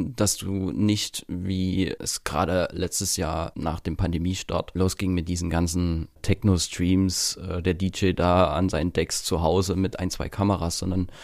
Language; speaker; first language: German; native; German